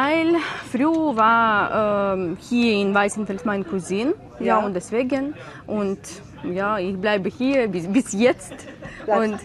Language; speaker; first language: German; non-native, learner; Ukrainian